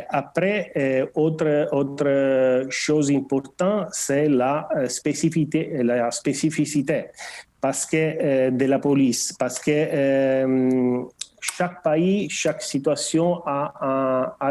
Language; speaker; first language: French; non-native, learner; Portuguese